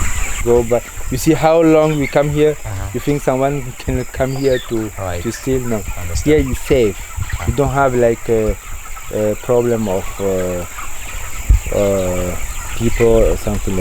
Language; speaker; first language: English; non-native, learner; Sango